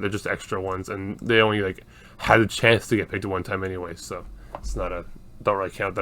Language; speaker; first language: English; native; English